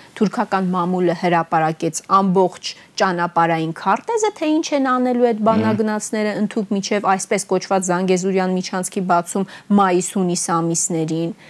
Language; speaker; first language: Armenian; native; Armenian